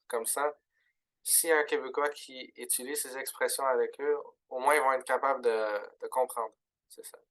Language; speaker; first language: French; early bilingual, other home language; Arabic